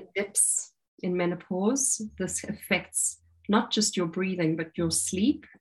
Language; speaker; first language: English; native; English